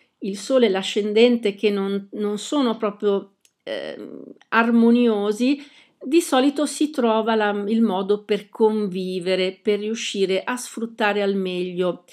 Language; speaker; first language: Italian; native; Italian